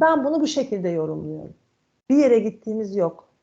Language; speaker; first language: Turkish; native; Turkish